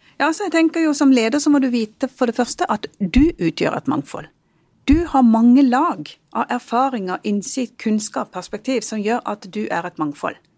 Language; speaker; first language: Norwegian; early bilingual, other home language; Punjabi